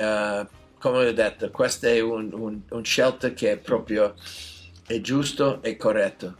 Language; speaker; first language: Italian; non-native, learner; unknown